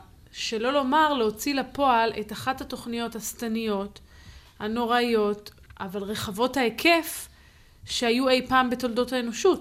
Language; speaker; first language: Hebrew; native; Hebrew